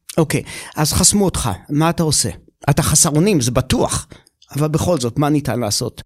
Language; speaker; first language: Hebrew; native; Hebrew